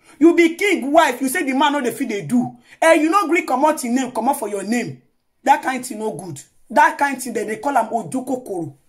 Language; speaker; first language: Nigerian Pidgin; non-native, local second language; Yoruba